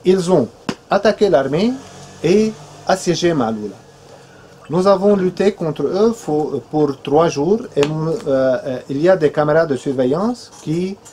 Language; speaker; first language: French; non-native, fluent; Arabic